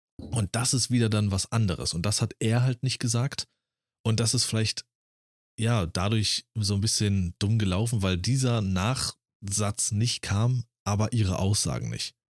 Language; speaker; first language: German; native; German